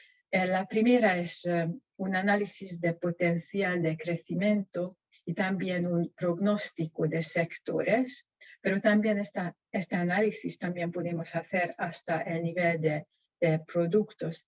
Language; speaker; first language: Spanish; non-native, fluent; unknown